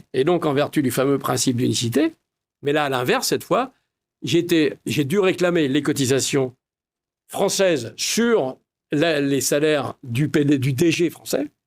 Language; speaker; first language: French; native; French